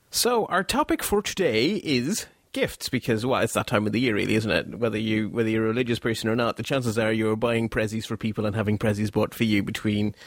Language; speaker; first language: English; non-native, fluent; Dutch